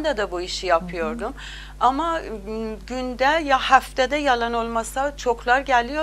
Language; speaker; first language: Turkish; non-native, learner; Azerbaijani